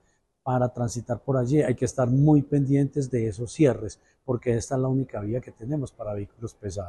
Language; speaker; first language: Spanish; native; Spanish